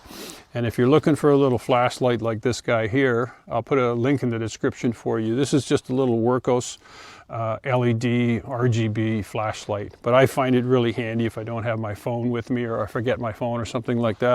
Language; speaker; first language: English; native; English